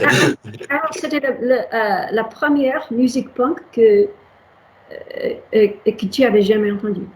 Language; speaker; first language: French; non-native, fluent; English